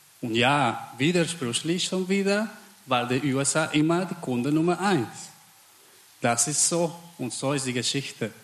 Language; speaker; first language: German; non-native, fluent; Spanish